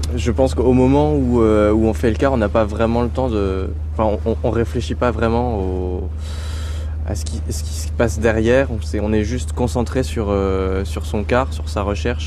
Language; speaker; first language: French; native; French